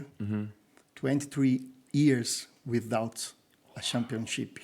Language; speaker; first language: English; non-native, learner; Portuguese